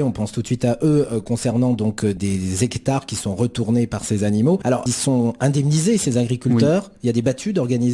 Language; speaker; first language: French; native; French